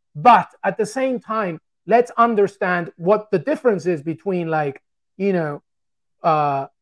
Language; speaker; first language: English; native; English